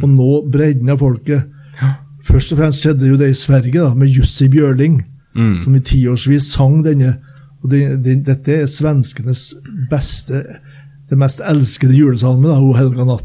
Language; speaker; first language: Norwegian; native; Norwegian